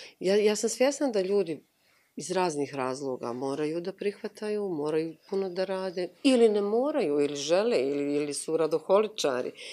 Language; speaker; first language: Croatian; native; Croatian